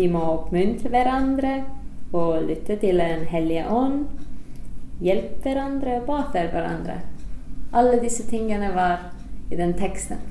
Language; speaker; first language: Norwegian; non-native, fluent; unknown